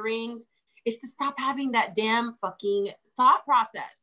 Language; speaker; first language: English; native; English